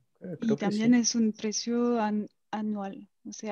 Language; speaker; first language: Spanish; non-native, fluent; French